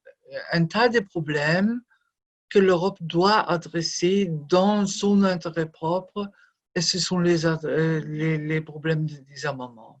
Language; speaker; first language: French; non-native, fluent; German